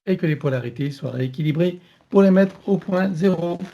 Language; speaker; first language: French; native; French